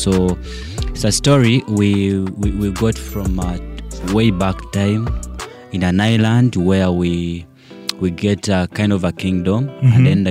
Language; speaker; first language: English; non-native, local second language; Ganda